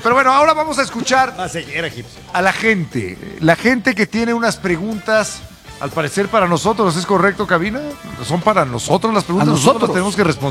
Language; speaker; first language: Spanish; native; Spanish